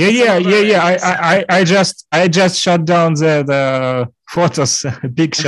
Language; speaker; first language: English; non-native, learner; Russian